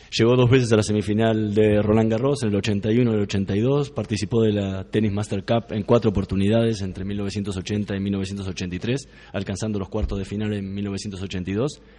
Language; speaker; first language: Spanish; native; Spanish